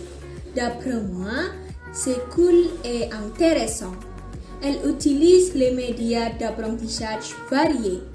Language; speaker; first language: French; non-native, learner; Indonesian